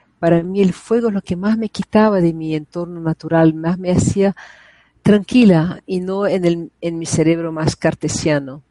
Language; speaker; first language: Spanish; non-native, fluent; Portuguese